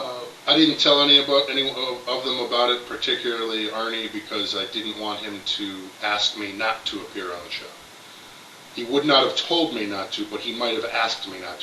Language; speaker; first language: English; native; English